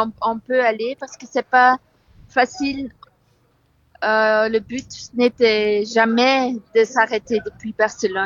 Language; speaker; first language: French; non-native, fluent; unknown